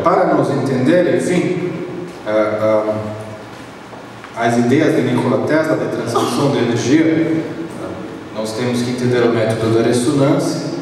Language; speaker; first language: Portuguese; non-native, fluent; Serbian